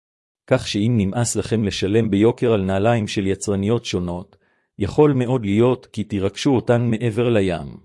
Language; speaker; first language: Hebrew; native; Hebrew